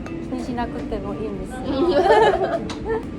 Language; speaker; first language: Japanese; non-native, learner; Korean